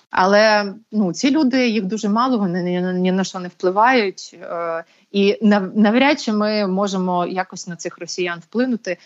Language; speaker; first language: Ukrainian; native; Ukrainian